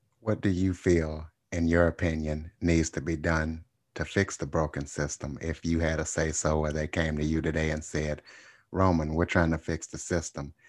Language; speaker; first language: English; native; English